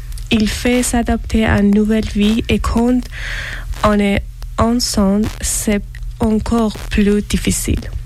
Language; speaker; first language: French; non-native, learner; Persian